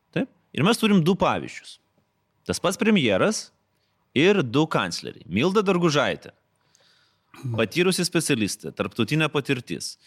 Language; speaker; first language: Lithuanian; native; Lithuanian